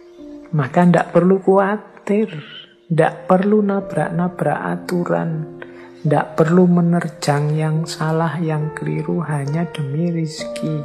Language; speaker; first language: Indonesian; native; Indonesian